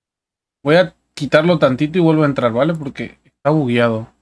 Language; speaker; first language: Spanish; native; Spanish